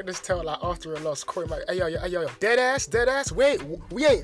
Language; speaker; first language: English; native; English